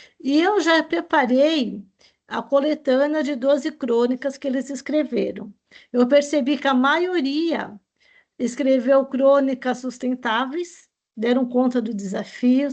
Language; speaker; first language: Portuguese; native; Portuguese